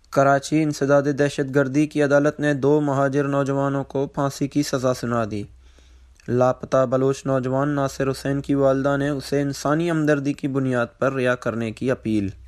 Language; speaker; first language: Urdu; non-native, local second language; Baluchi